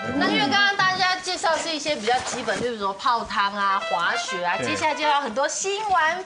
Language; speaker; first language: Chinese; native; Chinese